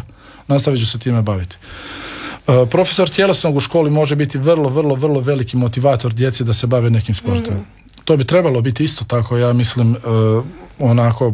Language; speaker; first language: Serbian; native; Serbian